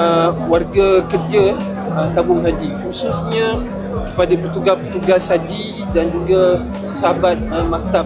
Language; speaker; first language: Malay; native; Malay